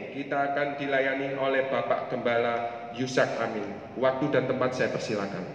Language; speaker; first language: Malay; native; Malay